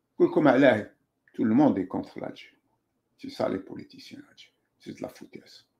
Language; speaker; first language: French; non-native, local second language; Arabic